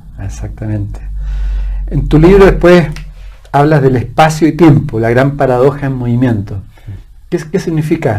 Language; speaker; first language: Spanish; native; Spanish